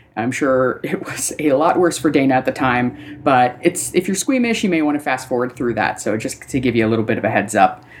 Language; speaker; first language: English; native; English